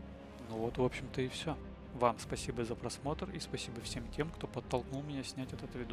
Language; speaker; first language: Russian; native; Russian